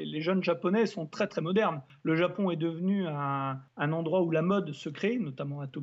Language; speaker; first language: French; native; French